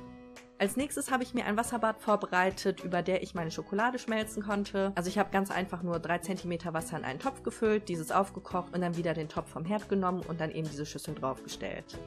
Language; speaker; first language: German; native; German